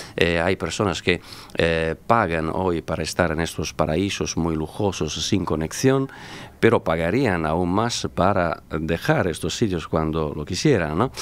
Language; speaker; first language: Spanish; non-native, fluent; Italian